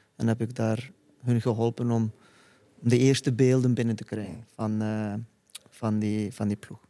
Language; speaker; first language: Dutch; non-native, fluent; Icelandic